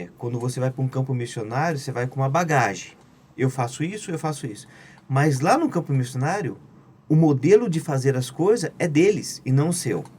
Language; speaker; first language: Portuguese; native; Portuguese